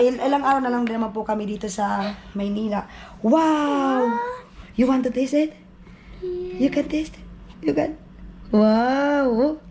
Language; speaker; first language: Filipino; non-native, local second language; Waray